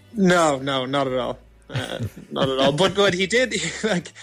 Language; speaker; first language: English; native; English